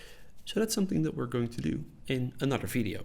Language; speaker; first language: English; non-native, fluent; Dutch